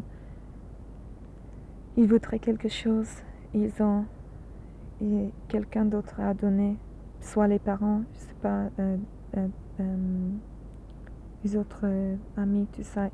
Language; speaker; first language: French; non-native, learner; English